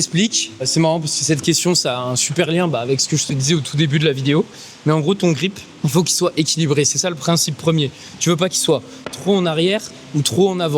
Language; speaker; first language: French; native; French